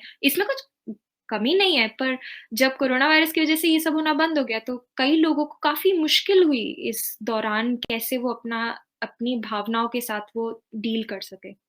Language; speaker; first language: Hindi; native; Hindi